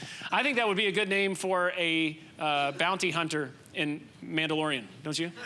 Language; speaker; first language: English; native; English